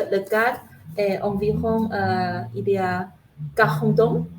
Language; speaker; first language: French; non-native, learner; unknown